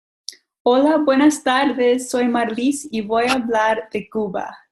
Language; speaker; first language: Spanish; non-native, learner; English